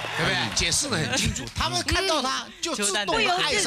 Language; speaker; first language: Chinese; native; Chinese